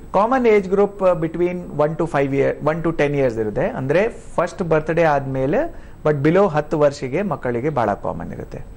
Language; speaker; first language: Kannada; non-native, learner; Hindi